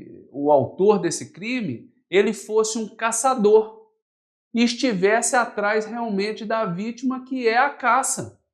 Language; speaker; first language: Portuguese; native; Portuguese